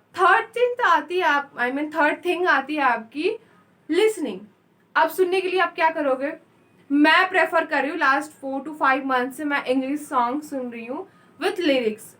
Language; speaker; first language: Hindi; native; Hindi